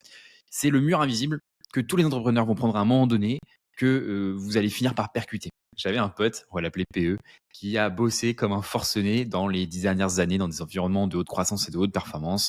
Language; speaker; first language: French; native; French